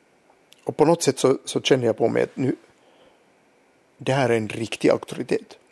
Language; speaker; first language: Swedish; non-native, local second language; Finnish